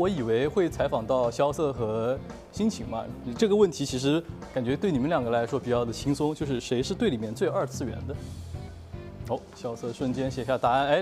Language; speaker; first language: Chinese; native; Chinese